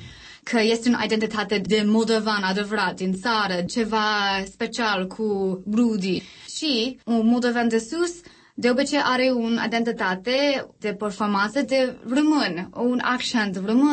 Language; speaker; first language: Romanian; non-native, learner; English